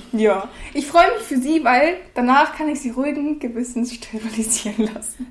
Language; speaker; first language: German; early bilingual, other home language; Russian